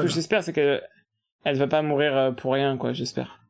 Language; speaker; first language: French; native; French